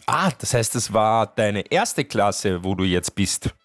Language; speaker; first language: German; native; German